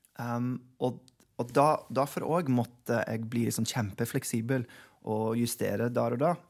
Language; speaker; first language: Norwegian; non-native, fluent; English